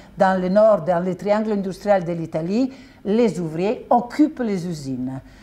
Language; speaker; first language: French; non-native, fluent; Italian